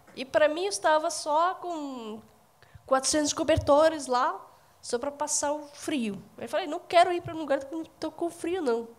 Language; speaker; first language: Portuguese; non-native, fluent; Arabic